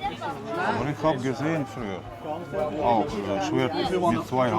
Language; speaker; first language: German; non-native, learner; Russian